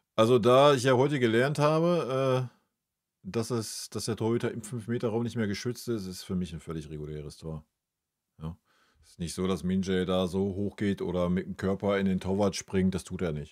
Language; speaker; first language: German; native; German